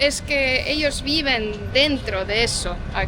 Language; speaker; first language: Spanish; non-native, fluent; Estonian